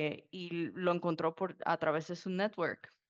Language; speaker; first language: Spanish; early bilingual, heritage; Spanish